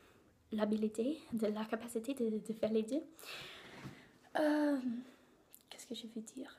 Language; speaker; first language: French; non-native, learner; English